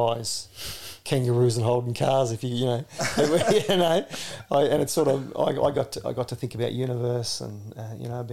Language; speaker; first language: English; native; English